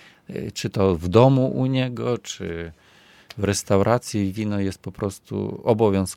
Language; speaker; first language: Polish; non-native, fluent; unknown